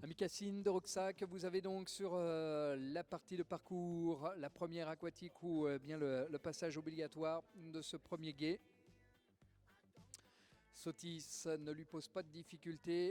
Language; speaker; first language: French; native; French